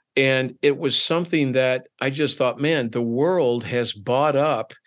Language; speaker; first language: English; native; English